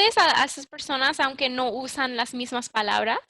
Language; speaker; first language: Spanish; early bilingual, heritage; English